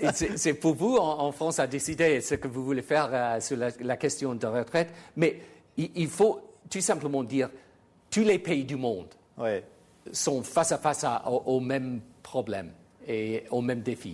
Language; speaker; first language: French; non-native, fluent; English